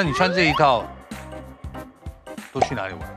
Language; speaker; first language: Chinese; native; Chinese